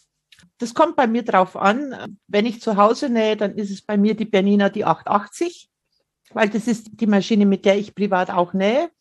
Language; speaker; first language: German; native; German